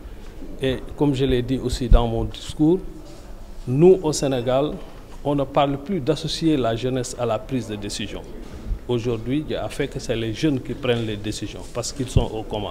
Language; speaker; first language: French; non-native, local second language; Wolof